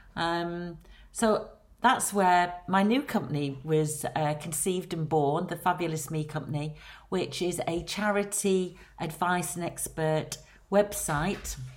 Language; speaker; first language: English; native; English